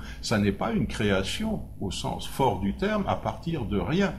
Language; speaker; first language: French; native; French